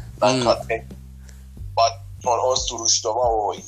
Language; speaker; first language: Japanese; non-native, learner; Persian